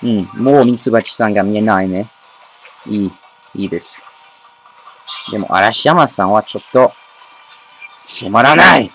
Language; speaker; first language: Japanese; non-native, learner; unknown